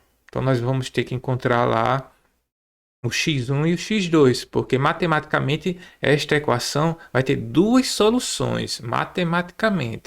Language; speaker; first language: Portuguese; native; Portuguese